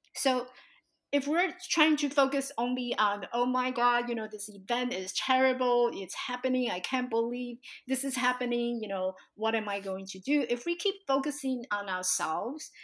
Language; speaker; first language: English; early bilingual, other home language; Chinese